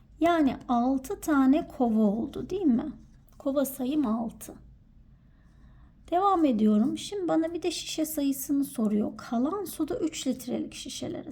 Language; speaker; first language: Turkish; native; Turkish